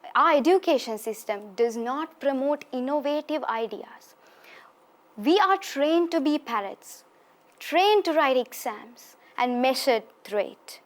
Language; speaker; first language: English; non-native, local second language; Sinhala